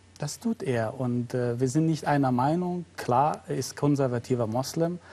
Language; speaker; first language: German; non-native, fluent; Arabic